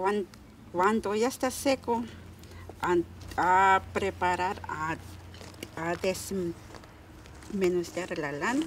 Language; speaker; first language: Spanish; non-native, local second language; Tzotzil